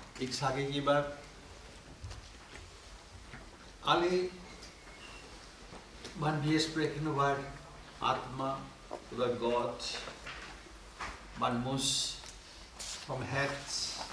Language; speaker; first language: German; non-native, learner; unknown